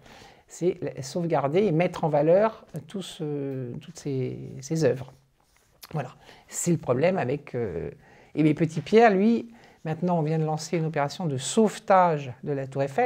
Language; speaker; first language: French; native; French